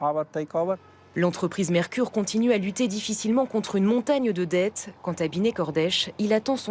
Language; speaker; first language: French; native; French